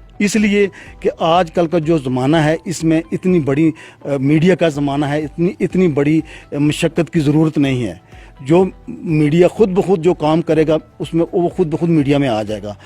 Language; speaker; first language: Urdu; non-native, local second language; Pahari-Potwari